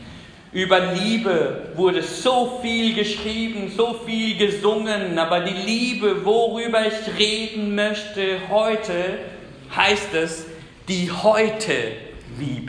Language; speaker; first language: German; non-native, fluent; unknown